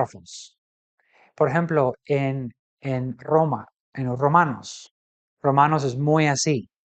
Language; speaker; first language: Spanish; non-native, fluent; English